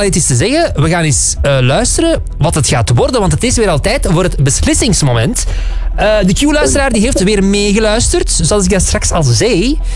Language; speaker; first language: Dutch; native; Dutch